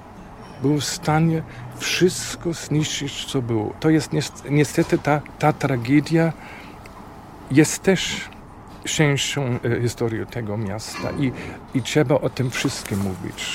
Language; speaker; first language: Polish; non-native, fluent; German